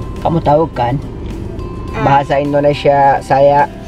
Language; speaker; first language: Indonesian; non-native, learner; Turkish